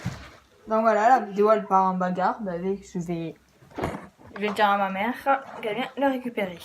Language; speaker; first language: French; native; French